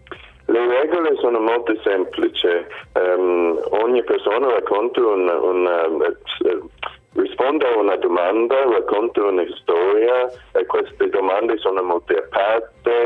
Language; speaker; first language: Italian; non-native, fluent; Swedish